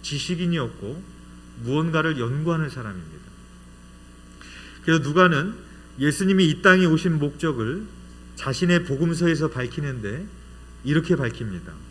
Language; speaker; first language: Korean; native; Korean